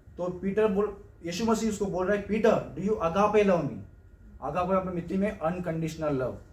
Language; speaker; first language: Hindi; non-native, local second language; Marathi